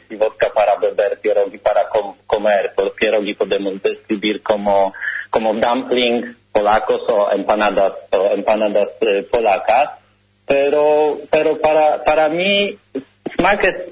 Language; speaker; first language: Spanish; non-native, learner; Polish